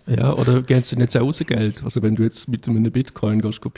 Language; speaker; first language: German; native; German